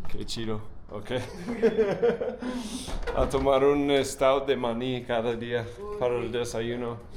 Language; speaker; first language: Spanish; non-native, fluent; English